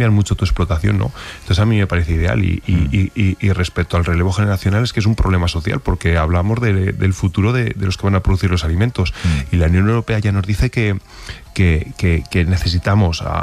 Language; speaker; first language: Spanish; native; Spanish